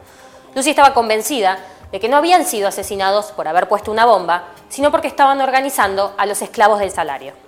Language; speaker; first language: Spanish; native; Spanish